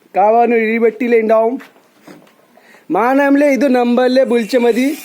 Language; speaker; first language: Malayalam; non-native, learner; Bangla